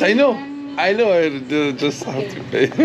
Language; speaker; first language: English; non-native, learner; French